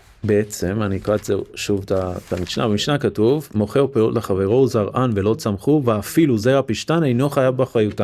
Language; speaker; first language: Hebrew; non-native, fluent; English